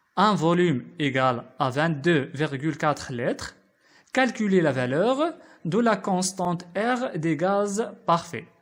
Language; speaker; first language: French; non-native, local second language; Arabic